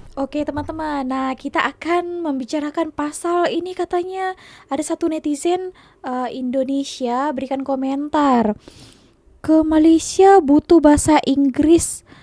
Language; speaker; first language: Malay; native; Malay